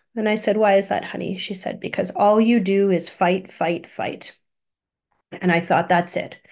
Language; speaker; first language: English; native; English